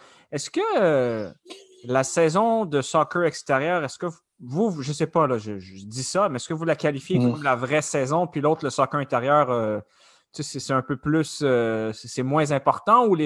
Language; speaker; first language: French; native; French